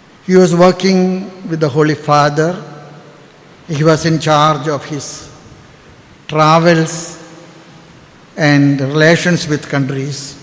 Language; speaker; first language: English; non-native, local second language; Malayalam